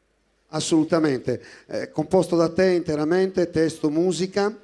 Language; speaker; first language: Italian; native; Italian